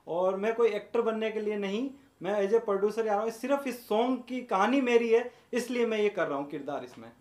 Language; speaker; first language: Hindi; native; Hindi